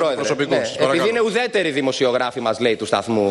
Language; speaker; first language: Greek; native; Greek